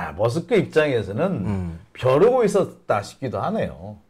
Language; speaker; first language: Korean; native; Korean